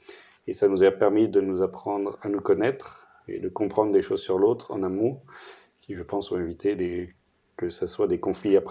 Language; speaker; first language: French; native; French